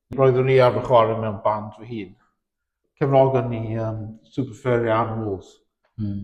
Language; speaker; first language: Welsh; native; Welsh